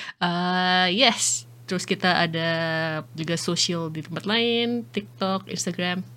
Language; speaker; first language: Indonesian; native; Indonesian